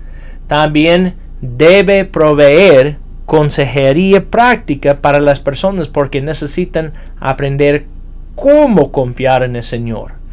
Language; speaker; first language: Spanish; non-native, fluent; English